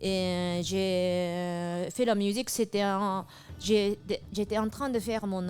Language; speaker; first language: French; non-native, fluent; Japanese